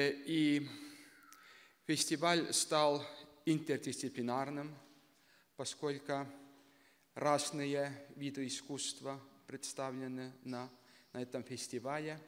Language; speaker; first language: Russian; non-native, local second language; Estonian